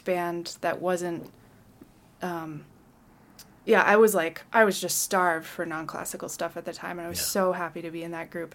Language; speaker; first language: English; native; English